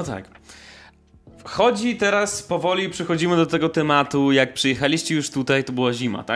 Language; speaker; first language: Polish; non-native, fluent; Russian